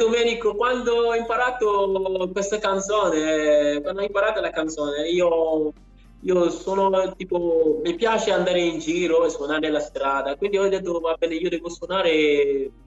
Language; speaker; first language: Italian; non-native, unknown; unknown